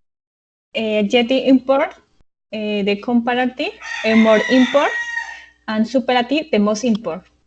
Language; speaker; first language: English; non-native, learner; Spanish